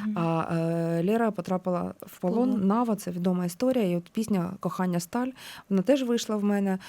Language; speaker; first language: Ukrainian; native; Ukrainian